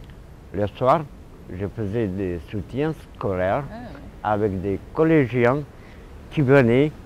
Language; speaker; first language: French; non-native, fluent; Romanian